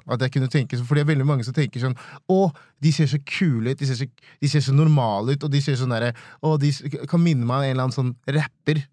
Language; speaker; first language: Norwegian; non-native, fluent; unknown